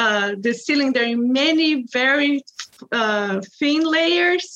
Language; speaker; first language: English; non-native, fluent; Portuguese